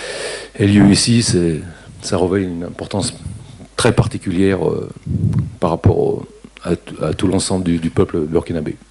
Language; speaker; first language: French; native; French